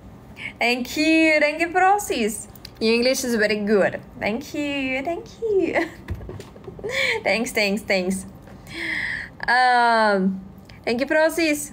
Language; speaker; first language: English; non-native, learner; Russian